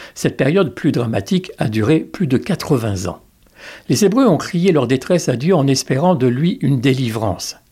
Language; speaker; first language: French; native; French